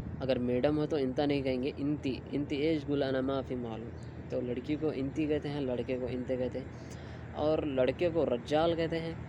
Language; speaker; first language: Urdu; native; Urdu